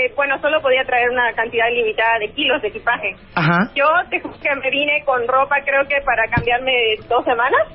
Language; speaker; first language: Spanish; native; Spanish